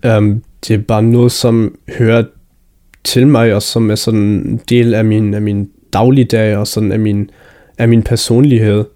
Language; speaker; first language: Danish; early bilingual, heritage; Danish